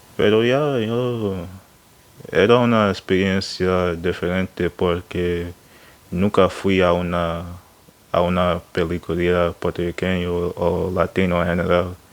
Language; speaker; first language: Spanish; non-native, learner; English